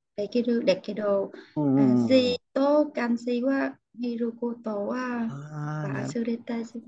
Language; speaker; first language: Japanese; non-native, learner; Vietnamese